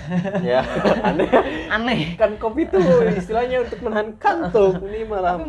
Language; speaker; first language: Indonesian; native; Indonesian